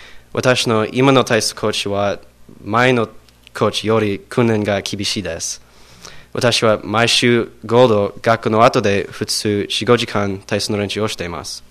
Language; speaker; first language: Japanese; non-native, learner; English